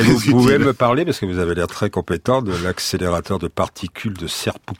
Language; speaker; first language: French; native; French